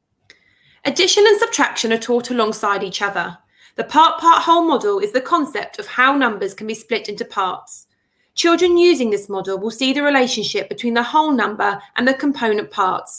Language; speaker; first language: English; native; English